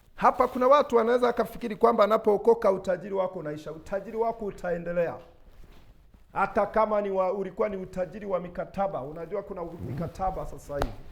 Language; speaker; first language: Swahili; non-native, local second language; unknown